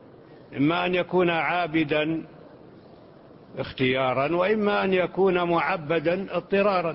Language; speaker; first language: Arabic; native; Arabic